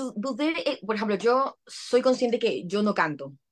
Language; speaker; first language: Spanish; native; Spanish